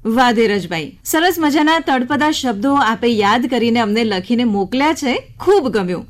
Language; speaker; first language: Gujarati; native; Gujarati